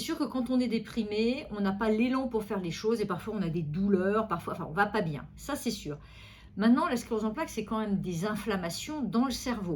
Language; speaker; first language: French; native; French